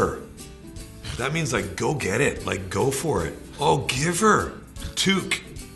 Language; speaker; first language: English; native; English